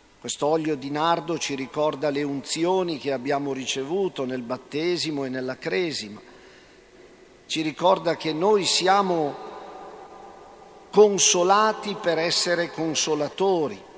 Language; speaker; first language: Italian; native; Italian